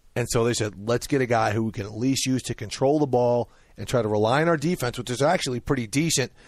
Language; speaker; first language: English; native; English